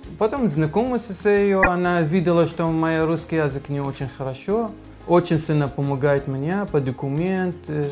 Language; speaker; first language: Russian; non-native, learner; Arabic